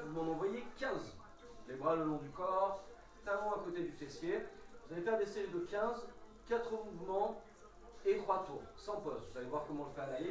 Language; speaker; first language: French; native; French